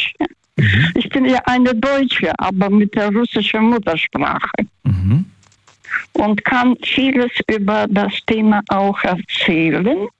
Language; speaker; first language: German; early bilingual, other home language; Russian